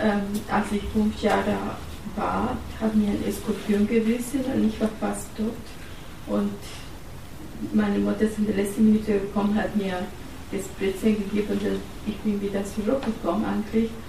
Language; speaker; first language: German; non-native, learner; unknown